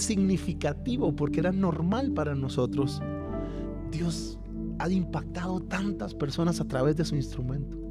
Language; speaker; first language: Spanish; native; Spanish